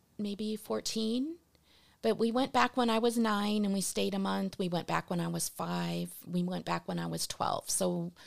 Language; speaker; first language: English; early bilingual, other home language; Portuguese